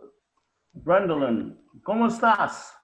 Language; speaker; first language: Spanish; non-native, learner; English